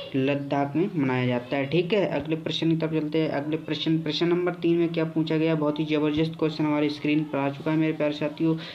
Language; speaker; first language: Hindi; native; Hindi